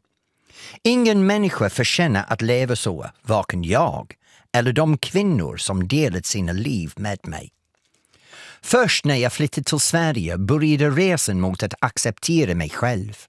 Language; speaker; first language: Swedish; non-native, fluent; English